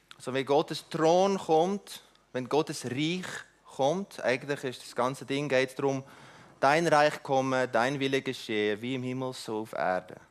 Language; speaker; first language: German; non-native, fluent; Afrikaans